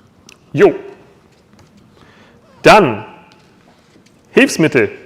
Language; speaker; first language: German; native; German